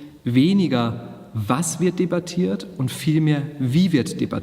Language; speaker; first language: German; native; German